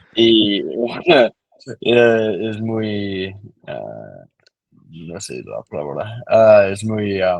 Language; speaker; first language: Spanish; non-native, learner; English